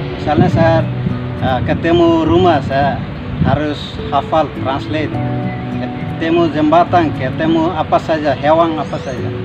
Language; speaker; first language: Indonesian; non-native, fluent; Tetum